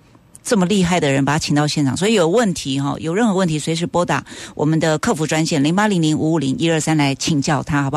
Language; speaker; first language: Chinese; native; Chinese